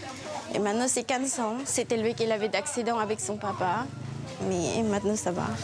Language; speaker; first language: French; non-native, learner; Filipino